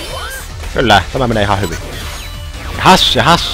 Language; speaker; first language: Finnish; native; Finnish